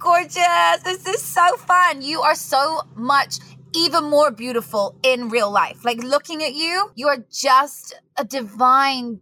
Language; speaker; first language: English; native; English